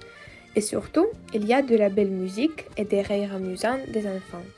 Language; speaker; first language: French; non-native, learner; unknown